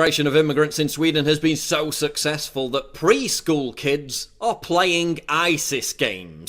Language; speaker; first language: English; native; English